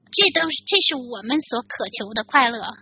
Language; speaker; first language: Chinese; native; Chinese